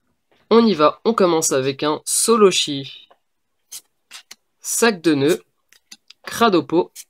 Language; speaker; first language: French; native; French